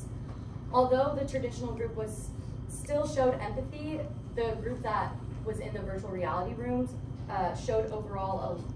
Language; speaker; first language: English; native; English